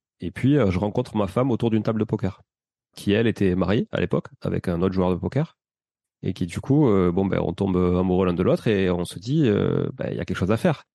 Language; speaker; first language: French; native; French